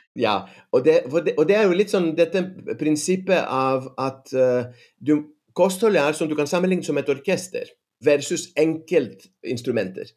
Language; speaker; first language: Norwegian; non-native, fluent; Greek